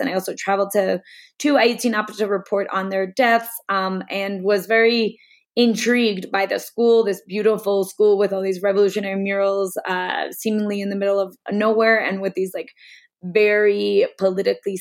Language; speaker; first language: English; native; English